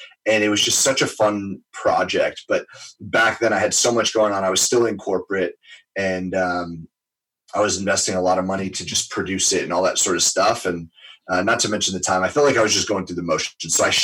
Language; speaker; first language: English; native; English